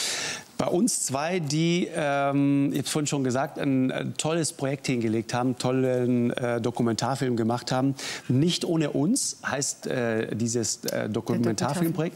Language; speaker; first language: German; native; German